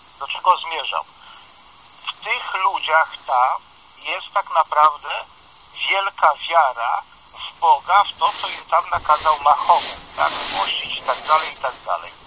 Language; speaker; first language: Polish; native; Polish